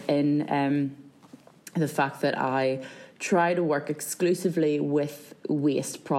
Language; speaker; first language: English; native; English